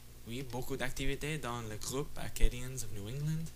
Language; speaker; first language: French; non-native, fluent; English